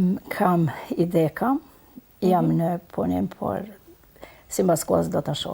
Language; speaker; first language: Albanian; native; Albanian